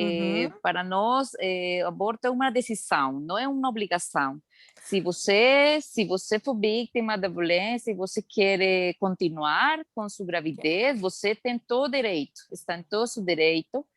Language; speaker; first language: Portuguese; non-native, learner; Spanish